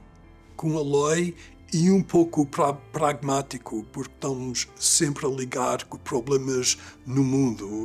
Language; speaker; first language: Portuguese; early bilingual, other home language; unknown